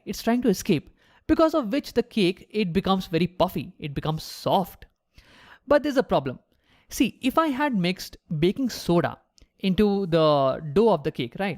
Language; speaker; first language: English; non-native, local second language; Hindi